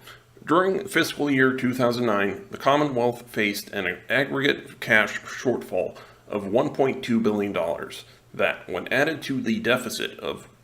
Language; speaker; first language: English; non-native, local second language; Spanish